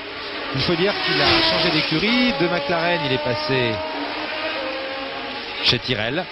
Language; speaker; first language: French; native; French